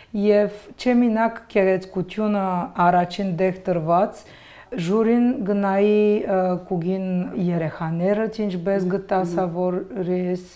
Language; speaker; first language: Armenian; early bilingual, heritage; Armenian